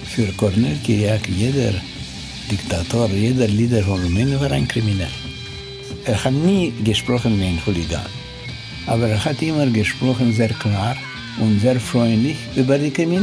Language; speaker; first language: German; non-native, learner; Romanian